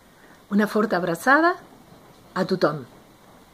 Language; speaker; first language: Catalan; non-native, fluent; Spanish